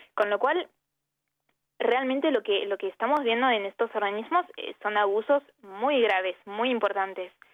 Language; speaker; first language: Spanish; early bilingual, heritage; Spanish